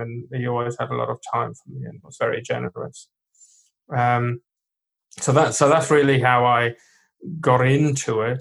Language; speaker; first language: English; non-native, local second language; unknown